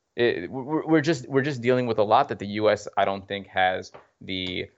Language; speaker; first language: English; native; English